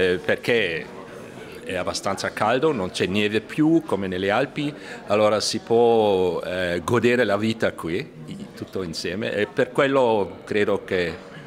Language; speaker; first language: Italian; non-native, fluent; German